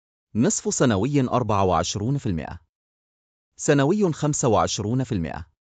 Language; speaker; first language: Arabic; native; Arabic